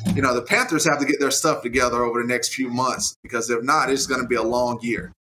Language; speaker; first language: English; native; English